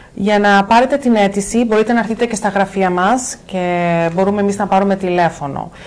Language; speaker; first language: Greek; early bilingual, heritage; Greek